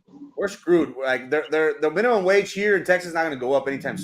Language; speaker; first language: English; early bilingual, other home language; Spanish